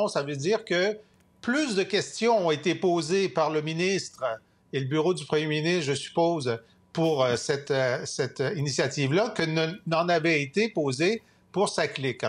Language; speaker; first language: French; native; French